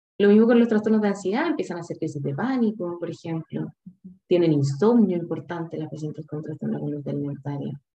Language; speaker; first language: Spanish; native; Spanish